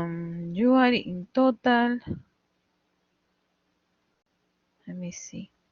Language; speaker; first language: English; non-native, fluent; Spanish